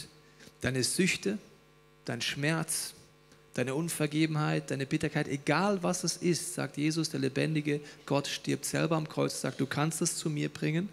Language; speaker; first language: German; native; German